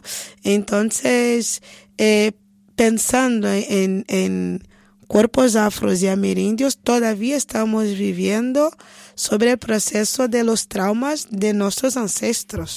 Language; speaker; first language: Spanish; non-native, fluent; Portuguese